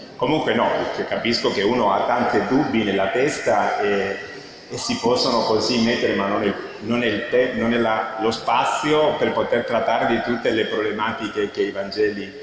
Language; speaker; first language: Italian; non-native, fluent; Spanish